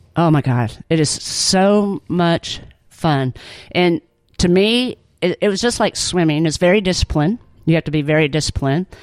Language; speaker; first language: English; native; English